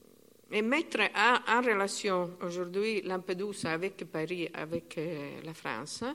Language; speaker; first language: French; non-native, learner; Italian